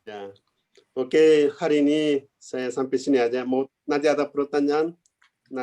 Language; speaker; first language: Indonesian; non-native, learner; Korean